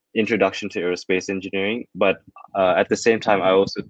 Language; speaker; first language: English; non-native, fluent; Thai